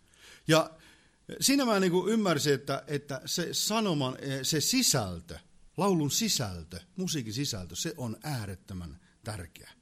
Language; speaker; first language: Finnish; native; Finnish